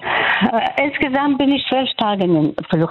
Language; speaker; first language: German; non-native, fluent; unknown